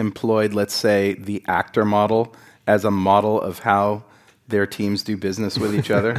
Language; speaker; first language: English; native; English